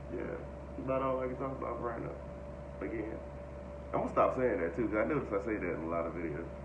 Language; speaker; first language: English; native; English